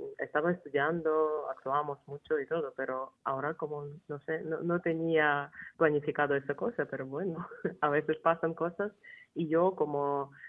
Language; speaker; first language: Spanish; non-native, fluent; Ukrainian